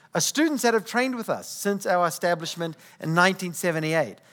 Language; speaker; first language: English; native; English